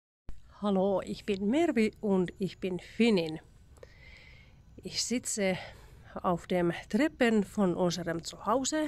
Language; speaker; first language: German; non-native, learner; Finnish